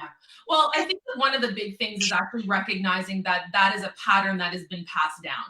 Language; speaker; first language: English; native; English